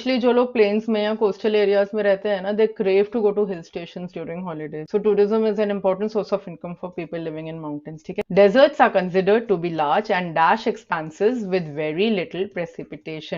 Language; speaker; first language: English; non-native, local second language; Hindi